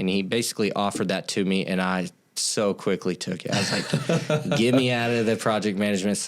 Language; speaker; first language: English; native; English